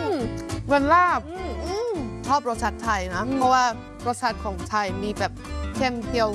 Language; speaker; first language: Thai; non-native, fluent; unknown